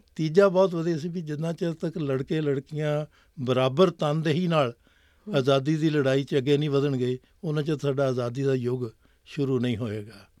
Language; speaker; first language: Punjabi; native; Punjabi